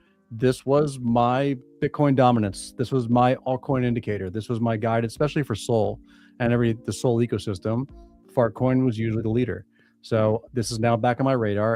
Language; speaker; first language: English; native; English